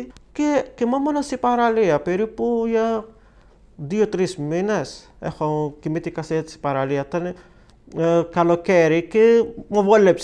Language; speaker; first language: Greek; non-native, fluent; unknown